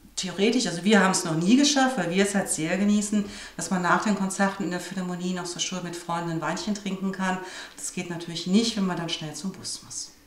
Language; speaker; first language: German; native; German